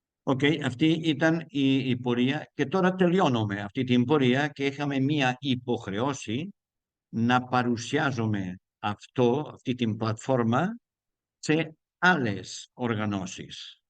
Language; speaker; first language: Greek; non-native, learner; Spanish